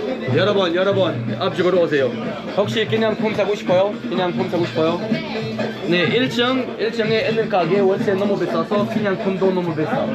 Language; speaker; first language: Korean; non-native, learner; Arabic